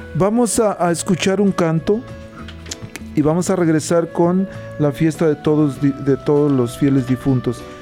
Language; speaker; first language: Spanish; native; Spanish